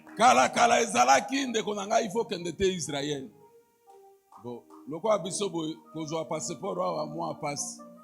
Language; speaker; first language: Lingala; native; Lingala